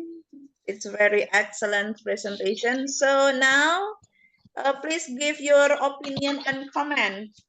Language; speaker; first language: English; non-native, fluent; Indonesian